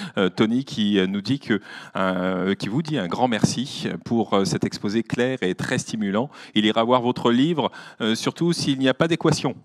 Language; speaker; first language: French; native; French